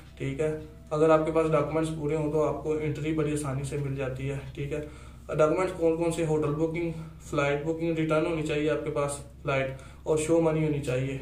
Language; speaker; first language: Urdu; non-native, local second language; Punjabi